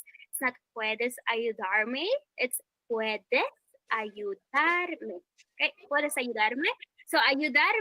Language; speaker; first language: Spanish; non-native, fluent; English